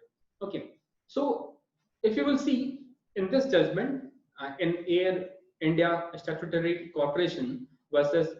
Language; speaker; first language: English; non-native, local second language; Hindi